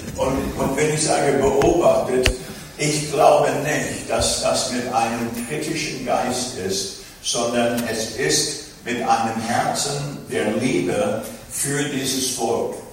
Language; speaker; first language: German; non-native, fluent; English